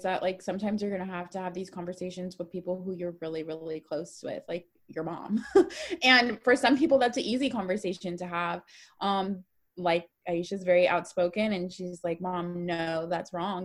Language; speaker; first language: English; native; English